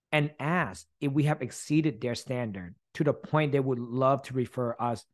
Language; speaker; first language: English; early bilingual, other home language; Thai